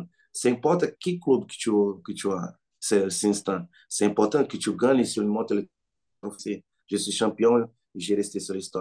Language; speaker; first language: French; non-native, learner; Portuguese